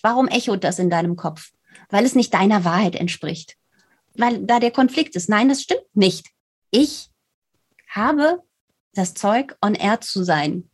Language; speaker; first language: German; native; German